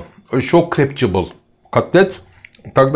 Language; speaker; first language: Russian; non-native, learner; Turkish